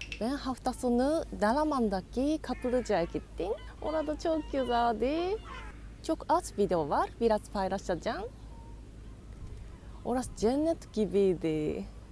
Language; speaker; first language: Turkish; non-native, learner; Japanese